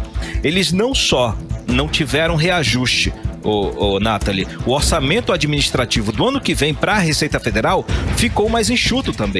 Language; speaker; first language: Portuguese; native; Portuguese